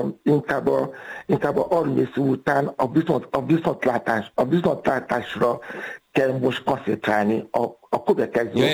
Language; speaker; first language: Hungarian; non-native, fluent; Yoruba